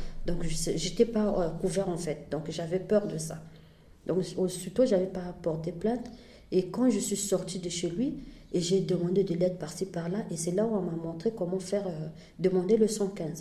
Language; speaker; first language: French; non-native, fluent; Portuguese